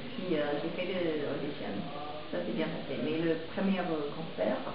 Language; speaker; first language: French; non-native, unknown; English